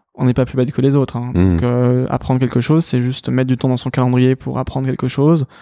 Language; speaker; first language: French; native; French